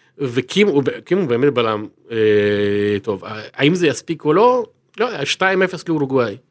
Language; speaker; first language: Hebrew; native; Hebrew